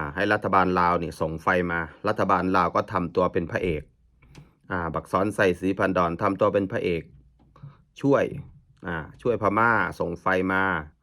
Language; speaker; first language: Thai; native; Thai